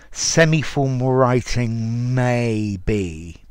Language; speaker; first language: English; native; English